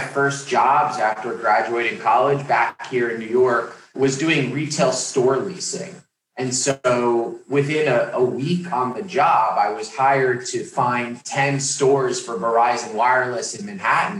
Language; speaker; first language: English; native; English